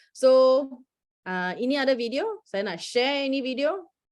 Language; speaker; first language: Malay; non-native, local second language; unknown